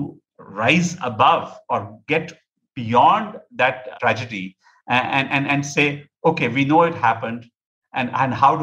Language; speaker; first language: English; non-native, local second language; Punjabi